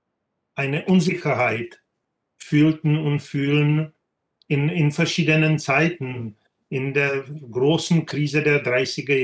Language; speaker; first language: German; non-native, fluent; Czech